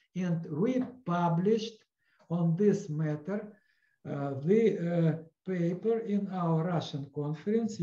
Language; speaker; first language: English; non-native, learner; Russian